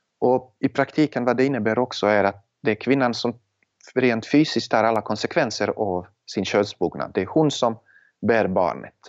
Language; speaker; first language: Swedish; non-native, fluent; Serbian